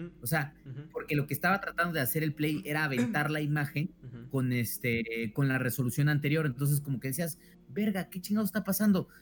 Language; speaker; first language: Spanish; native; Spanish